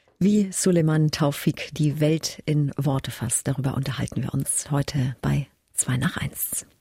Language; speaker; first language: German; native; German